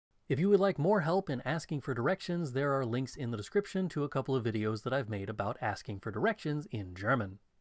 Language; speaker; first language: English; native; English